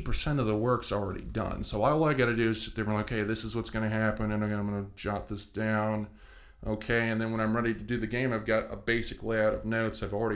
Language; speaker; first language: English; native; English